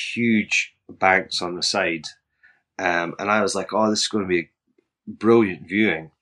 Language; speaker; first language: English; native; English